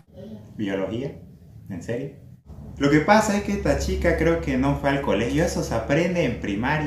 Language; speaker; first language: Spanish; native; Spanish